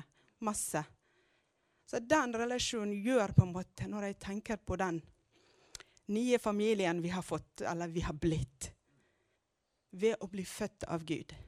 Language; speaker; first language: Norwegian; non-native, fluent; Amharic